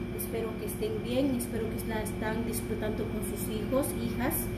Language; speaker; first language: Spanish; non-native, local second language; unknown